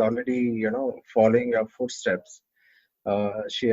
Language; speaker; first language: English; non-native, local second language; Hindi